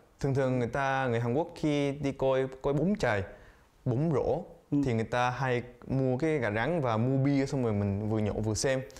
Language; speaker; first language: Vietnamese; early bilingual, other home language; Korean